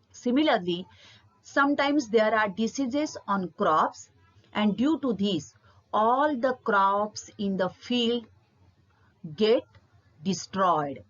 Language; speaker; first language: English; non-native, local second language; Marathi